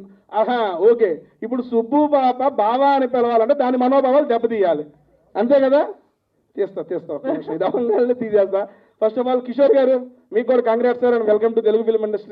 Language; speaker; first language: Telugu; native; Telugu